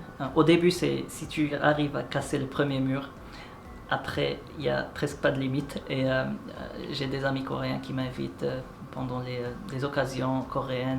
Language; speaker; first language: French; non-native, local second language; Arabic